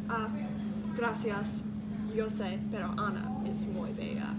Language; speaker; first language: Spanish; non-native, learner; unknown